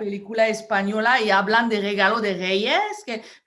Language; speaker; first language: Spanish; non-native, fluent; French